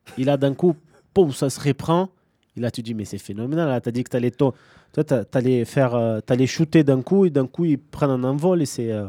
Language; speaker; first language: French; non-native, fluent; Portuguese